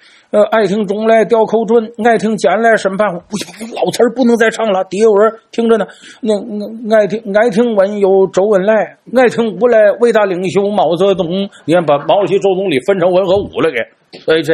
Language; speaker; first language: Chinese; native; Chinese